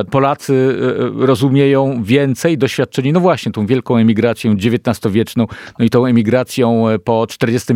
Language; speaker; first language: Polish; native; Polish